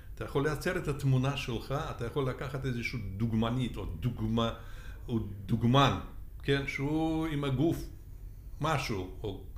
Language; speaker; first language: Hebrew; non-native, fluent; Russian